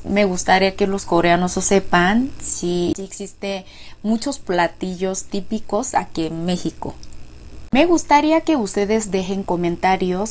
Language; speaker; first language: Spanish; non-native, fluent; Korean